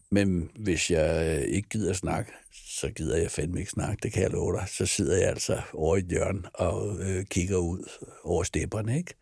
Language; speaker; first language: Danish; native; Danish